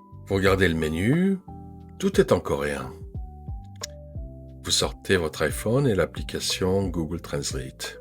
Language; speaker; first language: French; non-native, fluent; Korean